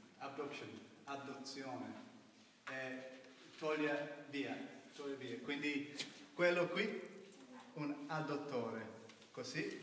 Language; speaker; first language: Italian; non-native, learner; English